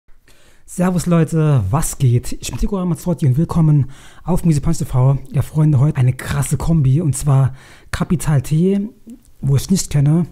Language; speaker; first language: German; native; German